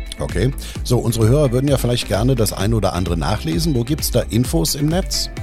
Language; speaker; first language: German; native; German